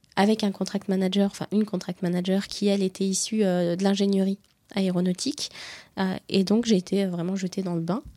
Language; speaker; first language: French; native; French